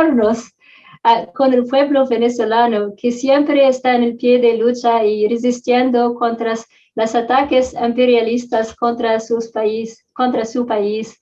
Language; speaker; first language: Spanish; non-native, fluent; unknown